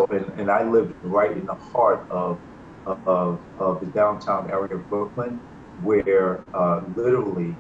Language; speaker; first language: English; native; English